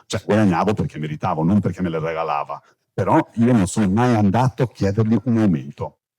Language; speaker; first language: Italian; non-native, fluent; Turkish